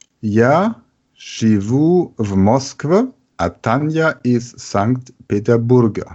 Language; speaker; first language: Russian; non-native, learner; German